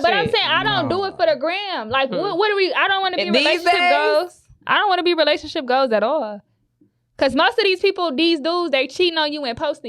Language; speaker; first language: English; native; English